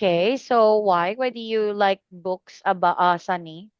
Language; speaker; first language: English; non-native, fluent; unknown